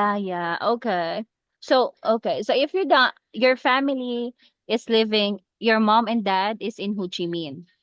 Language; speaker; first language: English; non-native, local second language; Cebuano